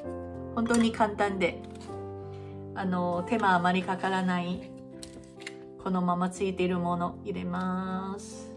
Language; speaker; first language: Japanese; non-native, fluent; Chinese